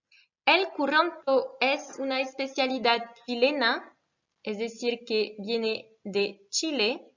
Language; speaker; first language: Spanish; non-native, fluent; French